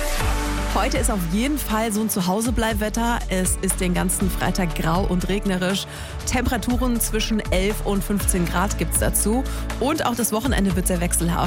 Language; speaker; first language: German; native; German